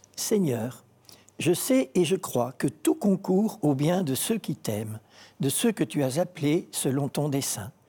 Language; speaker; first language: French; native; French